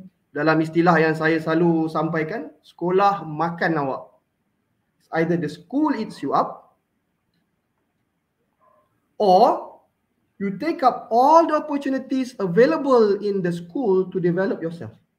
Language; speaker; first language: English; non-native, local second language; Malay